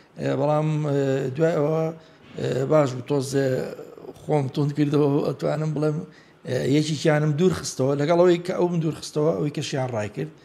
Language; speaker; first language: Central Kurdish; native; Central Kurdish